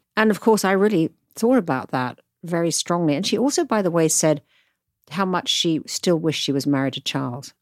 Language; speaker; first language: English; native; English